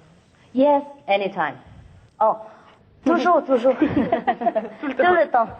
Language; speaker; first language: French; non-native, learner; Vietnamese